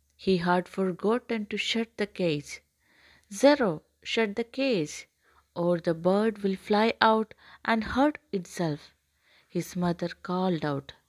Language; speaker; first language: English; non-native, local second language; Malayalam